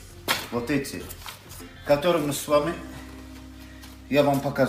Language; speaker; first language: Russian; non-native, local second language; Azerbaijani